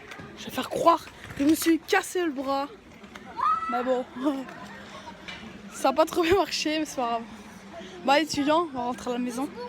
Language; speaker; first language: French; native; French